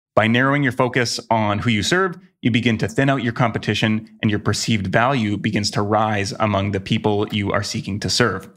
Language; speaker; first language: English; native; English